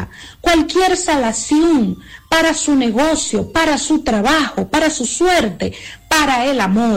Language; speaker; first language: Spanish; native; Spanish